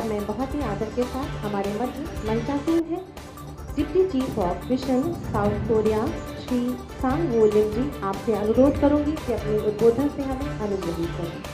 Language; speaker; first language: Hindi; native; Hindi